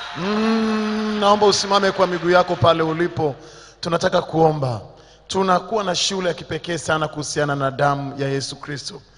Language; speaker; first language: Swahili; native; Swahili